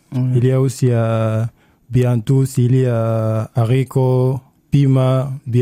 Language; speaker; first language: French; non-native, learner; Arabic